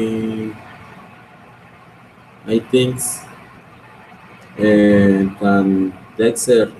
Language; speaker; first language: English; non-native, learner; Spanish